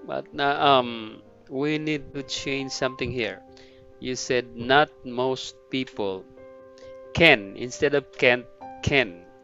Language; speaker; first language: English; non-native, fluent; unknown